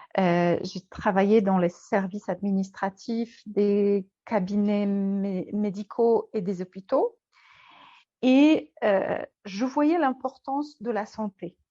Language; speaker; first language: French; non-native, fluent; Polish